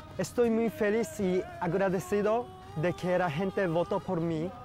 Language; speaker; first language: Spanish; non-native, learner; Japanese